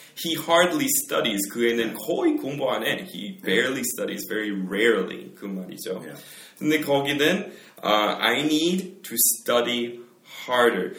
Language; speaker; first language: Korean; non-native, fluent; English